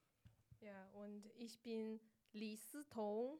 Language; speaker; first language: German; non-native, learner; Chinese